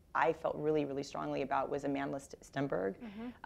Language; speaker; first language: English; native; English